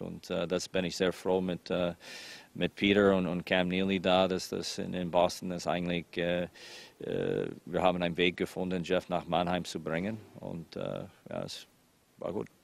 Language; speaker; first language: German; non-native, fluent; English